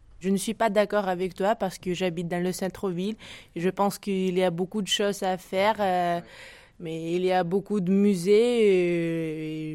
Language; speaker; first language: French; non-native, learner; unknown